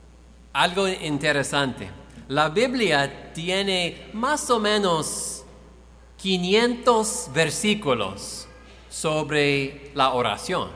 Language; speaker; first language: Spanish; non-native, fluent; English